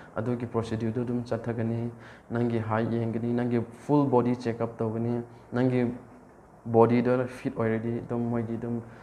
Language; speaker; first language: Manipuri; non-native, local second language; Rongmei Naga